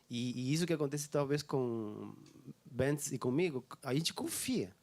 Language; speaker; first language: Portuguese; non-native, fluent; Spanish